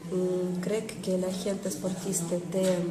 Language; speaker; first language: Catalan; non-native, learner; Estonian